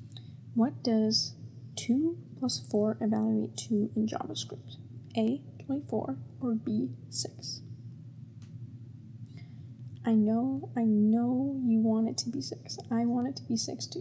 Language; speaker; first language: English; native; English